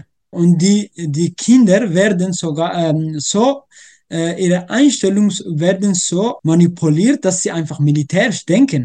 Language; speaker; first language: German; non-native, learner; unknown